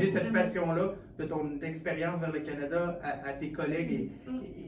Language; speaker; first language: French; native; French